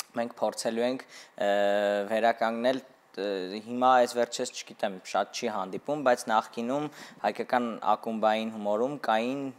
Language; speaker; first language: Armenian; native; Armenian